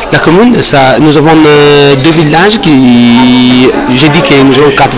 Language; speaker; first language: French; non-native, learner; Italian